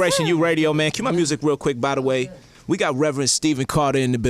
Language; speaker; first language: English; native; English